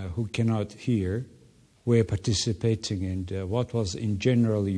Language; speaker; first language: English; non-native, learner; Mongolian